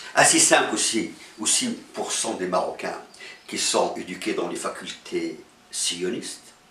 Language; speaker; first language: French; non-native, local second language; Arabic